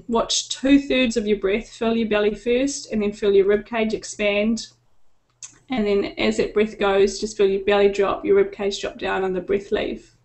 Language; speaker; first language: English; native; English